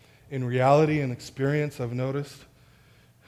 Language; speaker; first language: English; native; English